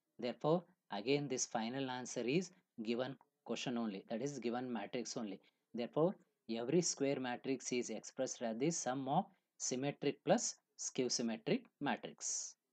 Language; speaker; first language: English; non-native, local second language; Kannada